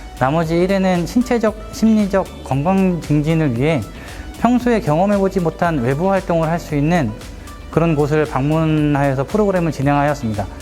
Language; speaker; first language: Korean; native; Korean